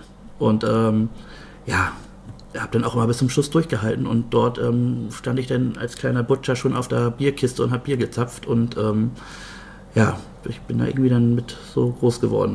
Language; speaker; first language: German; native; German